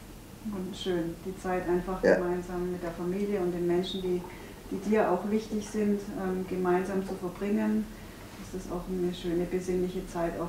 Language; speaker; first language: German; native; German